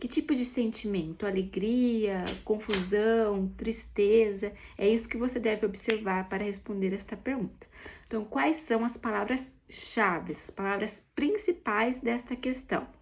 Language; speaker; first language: Portuguese; native; Portuguese